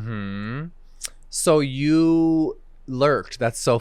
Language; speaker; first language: English; native; English